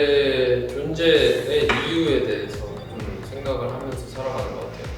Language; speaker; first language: Korean; native; Korean